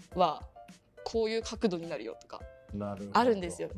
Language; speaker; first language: Japanese; native; Japanese